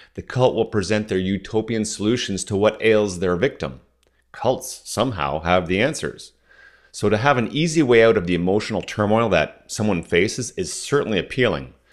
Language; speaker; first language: English; non-native, fluent; French